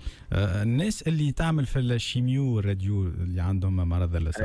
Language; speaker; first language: Arabic; native; Arabic